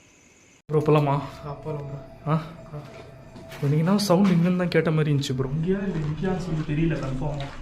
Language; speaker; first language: Tamil; native; Tamil